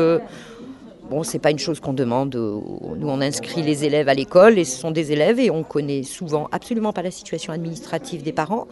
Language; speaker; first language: French; native; French